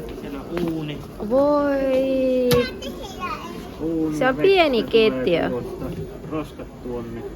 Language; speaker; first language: Finnish; non-native, learner; Thai